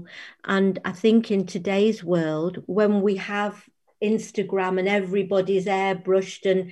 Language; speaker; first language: English; native; English